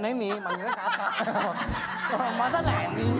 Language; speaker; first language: Indonesian; native; Indonesian